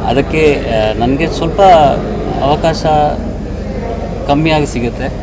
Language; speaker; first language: Kannada; non-native, learner; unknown